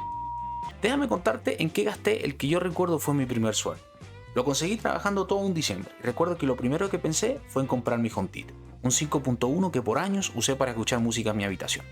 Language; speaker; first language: Spanish; native; Spanish